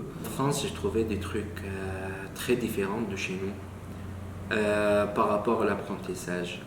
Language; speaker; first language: French; non-native, learner; Arabic